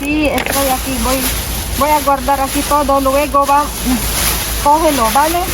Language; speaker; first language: Spanish; non-native, learner; Filipino